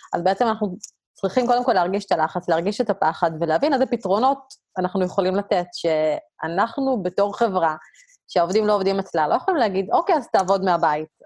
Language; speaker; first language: Hebrew; native; Hebrew